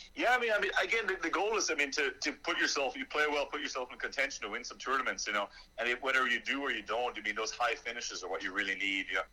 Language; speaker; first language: English; native; English